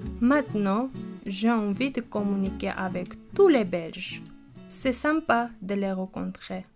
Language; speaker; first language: French; non-native, learner; Armenian